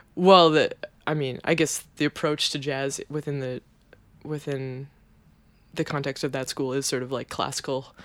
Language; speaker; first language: English; native; English